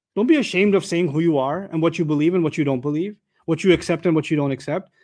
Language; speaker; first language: English; non-native, local second language; Urdu